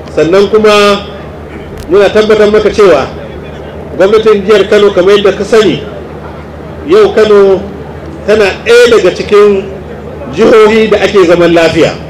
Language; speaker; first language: Hausa; native; Hausa